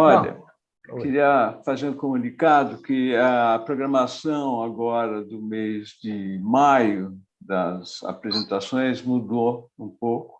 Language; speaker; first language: Portuguese; native; Portuguese